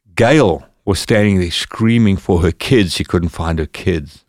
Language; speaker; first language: English; native; English